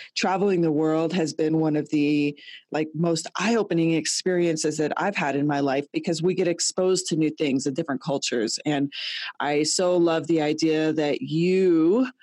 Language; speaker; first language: English; native; English